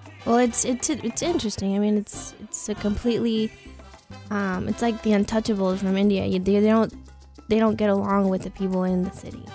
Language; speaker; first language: English; early bilingual, other home language; Spanish